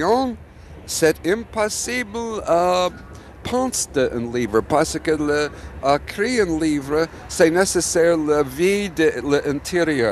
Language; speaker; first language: French; non-native, learner; English